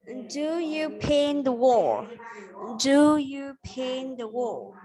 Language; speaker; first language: English; non-native, fluent; Vietnamese